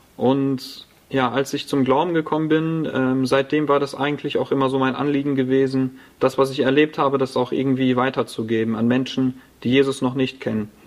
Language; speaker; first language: German; early bilingual, other home language; Latvian